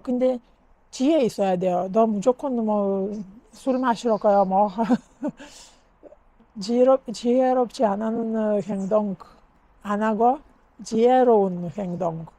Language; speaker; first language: Korean; non-native, learner; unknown